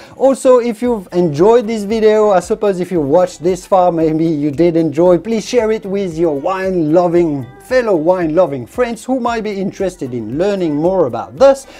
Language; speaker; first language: English; non-native, fluent; French